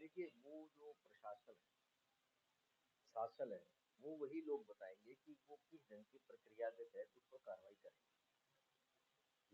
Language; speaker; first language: Hindi; native; Hindi